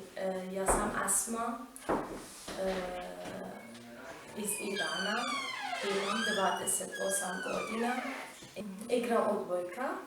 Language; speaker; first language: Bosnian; non-native, learner; Persian